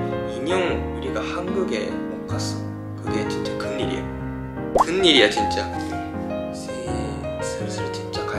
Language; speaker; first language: Korean; non-native, fluent; Japanese